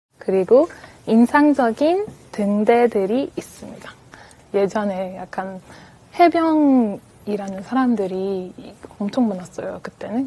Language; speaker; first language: Korean; non-native, fluent; French